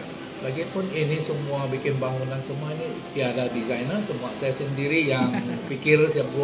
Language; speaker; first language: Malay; non-native, local second language; Hakka Chinese